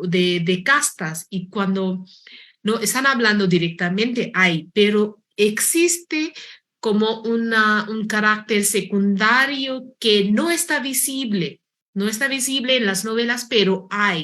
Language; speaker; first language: Spanish; non-native, fluent; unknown